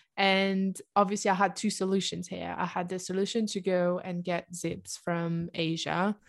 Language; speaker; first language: English; non-native, fluent; French